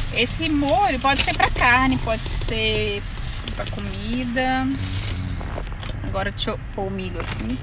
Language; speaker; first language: Portuguese; native; Portuguese